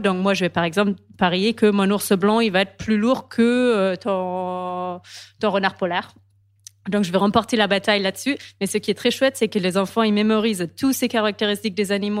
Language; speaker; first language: French; non-native, fluent; German